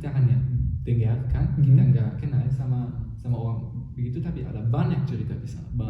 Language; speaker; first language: Indonesian; non-native, fluent; German